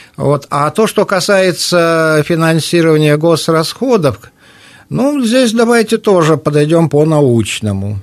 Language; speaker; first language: Russian; native; Russian